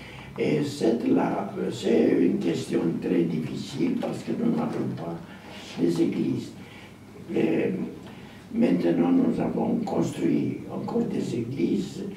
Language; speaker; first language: French; non-native, learner; Romanian